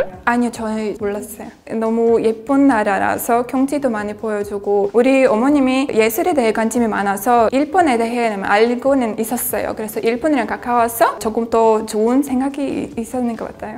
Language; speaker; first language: Korean; non-native, fluent; Latvian